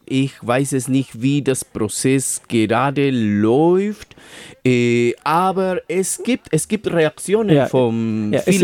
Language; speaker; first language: German; non-native, fluent; Spanish